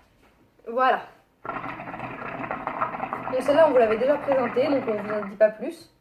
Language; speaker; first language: French; native; French